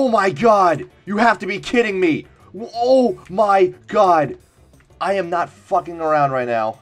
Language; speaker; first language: English; native; English